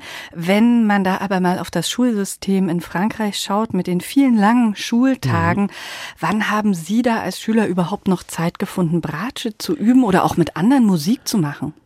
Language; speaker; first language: German; native; German